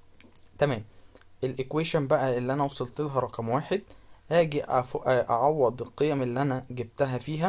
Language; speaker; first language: Arabic; native; Arabic